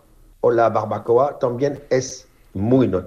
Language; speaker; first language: Spanish; non-native, fluent; French